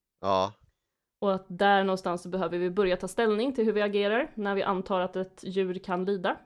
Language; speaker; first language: Swedish; native; Swedish